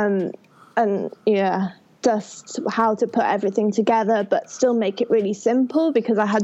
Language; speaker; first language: English; native; English